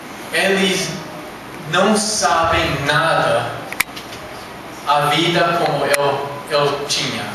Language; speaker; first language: Portuguese; non-native, learner; English